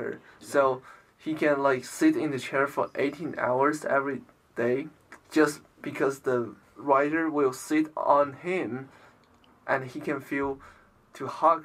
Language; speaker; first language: English; non-native, learner; Chinese